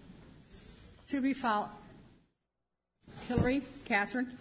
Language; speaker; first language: English; native; English